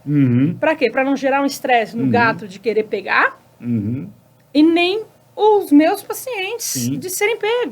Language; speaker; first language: Portuguese; native; Portuguese